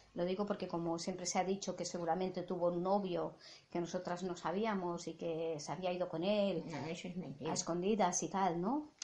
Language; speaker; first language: Spanish; non-native, local second language; Catalan